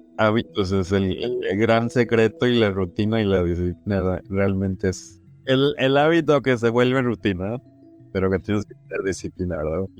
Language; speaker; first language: Spanish; early bilingual, heritage; Spanish